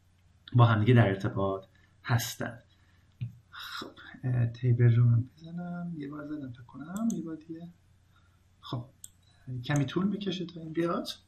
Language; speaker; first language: Persian; native; Persian